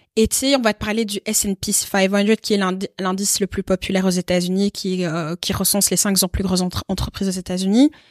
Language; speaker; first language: French; native; French